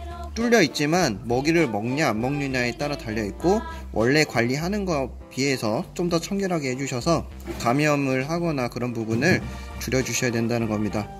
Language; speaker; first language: Korean; native; Korean